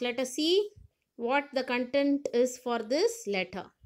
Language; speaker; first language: English; non-native, local second language; Tamil